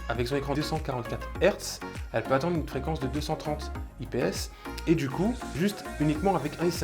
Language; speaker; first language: French; native; French